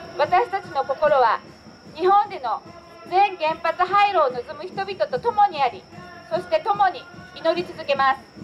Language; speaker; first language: Japanese; native; Japanese